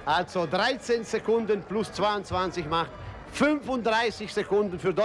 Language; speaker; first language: German; non-native, fluent; Italian